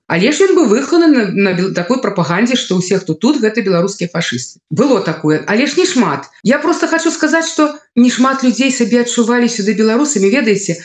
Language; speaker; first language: Belarusian; non-native, local second language; Russian